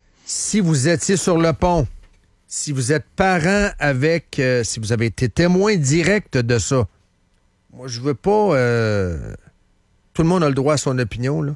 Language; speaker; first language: French; native; French